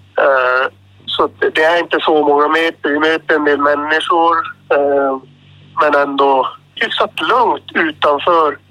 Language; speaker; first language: Swedish; native; Swedish